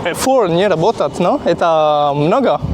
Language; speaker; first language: Russian; non-native, learner; French